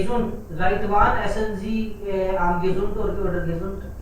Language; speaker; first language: German; non-native, learner; Hindi